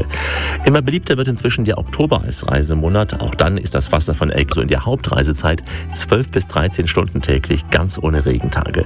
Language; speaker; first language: German; native; German